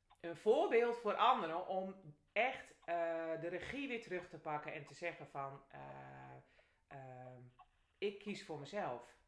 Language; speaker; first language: Dutch; native; Dutch